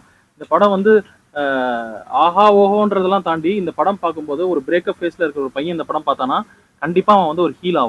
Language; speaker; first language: Tamil; native; Tamil